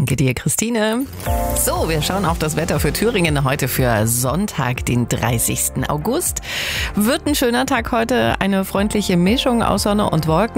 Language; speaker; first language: German; native; German